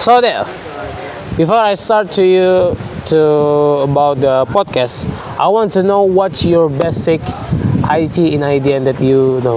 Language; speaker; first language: English; non-native, learner; Indonesian